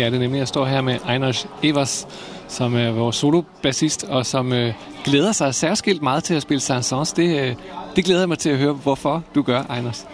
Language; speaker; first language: Danish; native; Danish